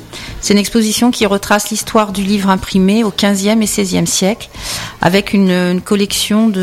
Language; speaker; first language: French; native; French